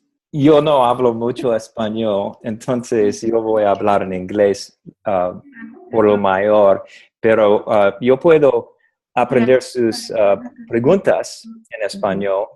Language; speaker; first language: Spanish; non-native, learner; English